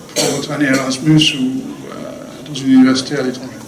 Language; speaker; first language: French; non-native, fluent; English